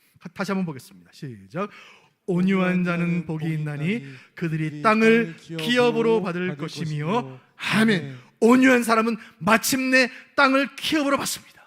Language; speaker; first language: Korean; native; Korean